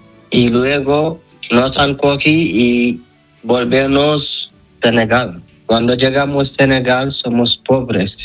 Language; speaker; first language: Spanish; non-native, learner; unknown